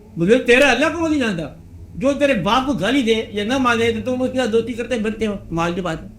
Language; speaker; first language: Urdu; non-native, local second language; Punjabi